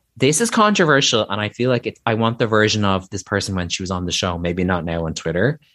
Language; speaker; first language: English; native; English